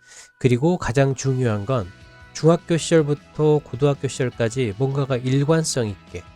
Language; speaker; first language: Korean; native; Korean